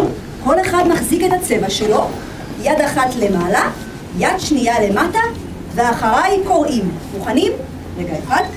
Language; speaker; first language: Hebrew; native; Hebrew